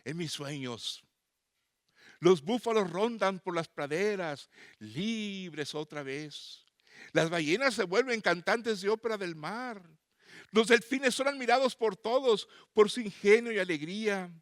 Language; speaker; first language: Spanish; native; Spanish